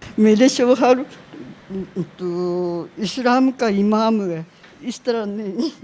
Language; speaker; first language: Urdu; non-native, learner; Japanese